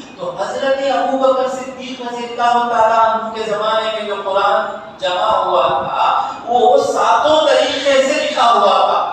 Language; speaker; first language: Urdu; native; Urdu